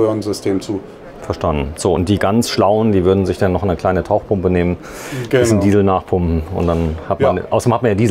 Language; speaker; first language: German; native; German